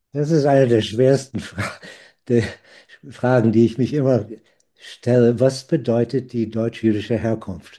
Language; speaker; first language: German; non-native, fluent; English